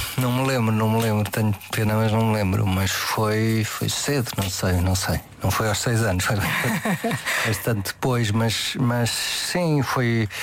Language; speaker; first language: Portuguese; native; Portuguese